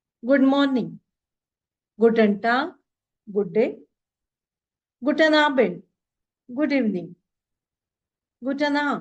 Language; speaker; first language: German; non-native, fluent; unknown